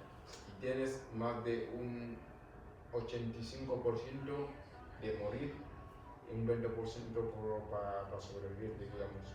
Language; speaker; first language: Spanish; non-native, fluent; Wolof